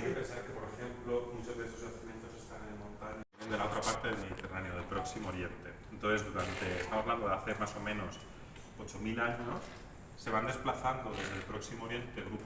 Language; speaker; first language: Spanish; native; Spanish